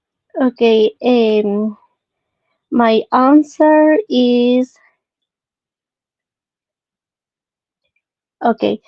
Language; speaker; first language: English; non-native, learner; Spanish